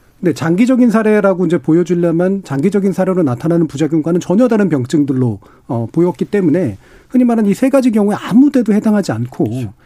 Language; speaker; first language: Korean; native; Korean